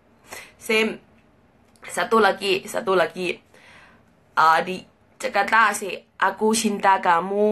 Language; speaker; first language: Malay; non-native, learner; Thai